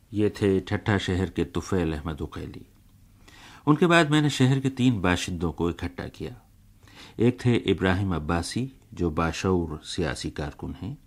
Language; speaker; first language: Urdu; native; Urdu